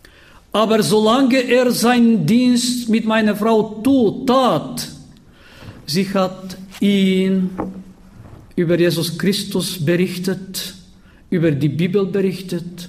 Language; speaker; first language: German; non-native, fluent; Bulgarian